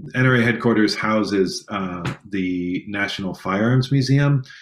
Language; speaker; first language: English; native; English